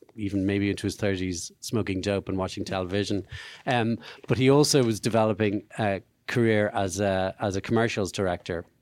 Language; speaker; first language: English; native; English